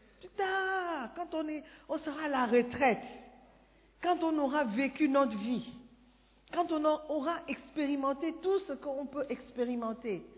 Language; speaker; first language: French; non-native, fluent; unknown